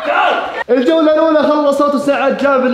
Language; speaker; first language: Arabic; native; Arabic